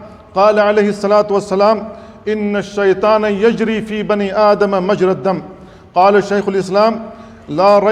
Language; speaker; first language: Arabic; non-native, fluent; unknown